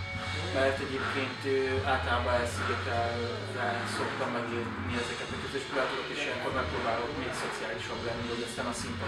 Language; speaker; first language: Hungarian; native; Hungarian